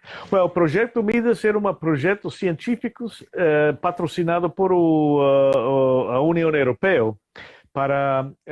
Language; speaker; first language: Portuguese; non-native, fluent; English